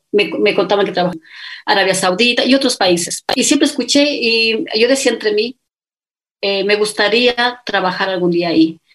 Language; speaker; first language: Spanish; native; Spanish